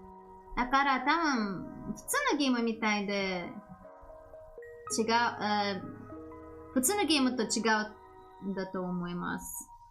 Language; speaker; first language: Japanese; non-native, learner; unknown